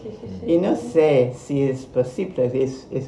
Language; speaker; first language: Catalan; non-native, fluent; Spanish